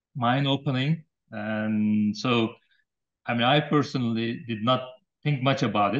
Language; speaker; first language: English; non-native, fluent; Turkish